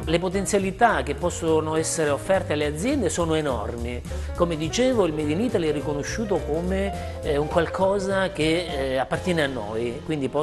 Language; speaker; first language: Italian; native; Italian